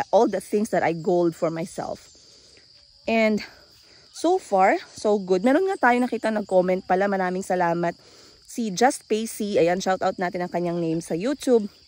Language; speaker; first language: Filipino; non-native, local second language; Hiligaynon